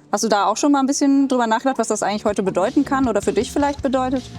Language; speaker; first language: German; native; German